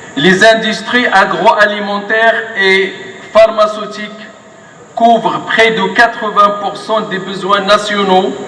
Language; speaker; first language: French; non-native, local second language; Arabic